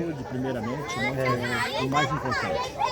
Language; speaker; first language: Portuguese; native; Portuguese